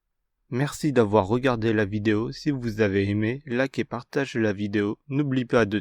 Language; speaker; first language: French; non-native, fluent; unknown